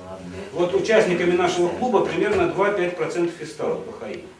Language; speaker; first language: Russian; native; Russian